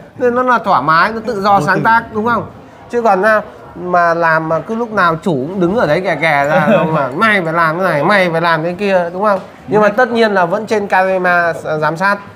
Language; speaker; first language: Vietnamese; native; Vietnamese